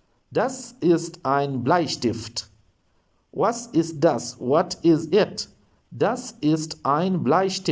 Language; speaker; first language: German; non-native, fluent; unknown